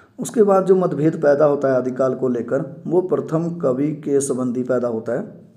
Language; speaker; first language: Hindi; non-native, local second language; Punjabi